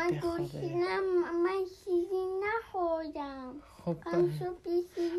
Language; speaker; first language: Persian; early bilingual, heritage; Persian